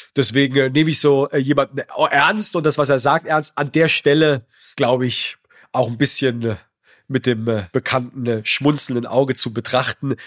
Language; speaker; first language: German; native; German